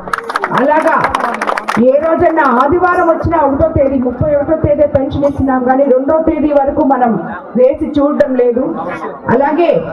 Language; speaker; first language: Telugu; native; Telugu